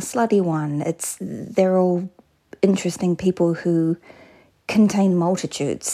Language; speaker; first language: English; native; English